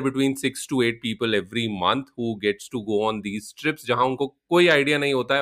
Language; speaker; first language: English; non-native, local second language; Hindi